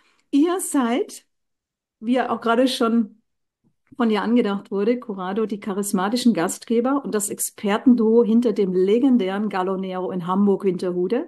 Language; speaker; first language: German; native; German